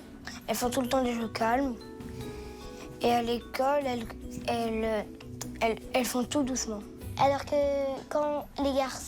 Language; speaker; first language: French; native; French